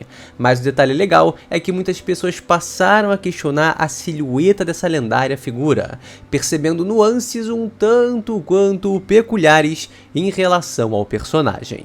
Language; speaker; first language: Portuguese; native; Portuguese